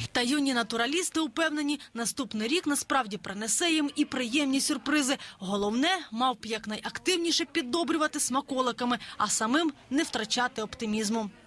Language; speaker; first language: Ukrainian; native; Ukrainian